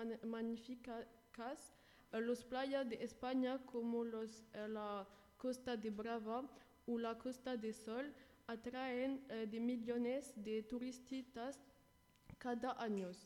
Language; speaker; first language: Spanish; non-native, learner; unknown